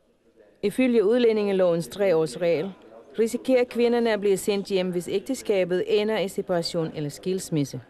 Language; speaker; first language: Danish; non-native, fluent; Filipino